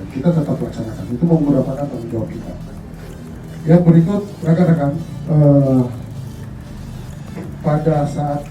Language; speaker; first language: Indonesian; native; Indonesian